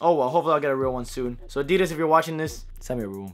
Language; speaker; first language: English; native; English